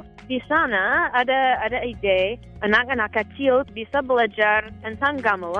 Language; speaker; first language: Indonesian; non-native, fluent; English